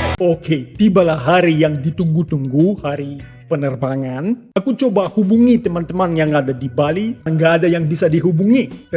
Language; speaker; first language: Indonesian; non-native, fluent; Russian